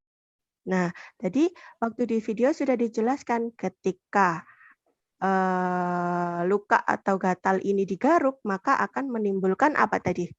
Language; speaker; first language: Indonesian; native; Indonesian